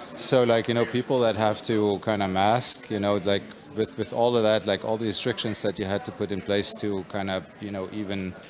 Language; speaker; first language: English; non-native, fluent; German